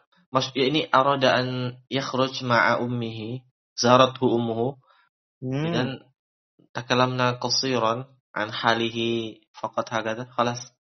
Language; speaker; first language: Arabic; non-native, fluent; Indonesian